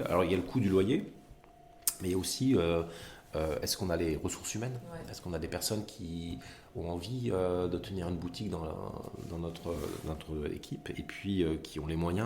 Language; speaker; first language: French; native; French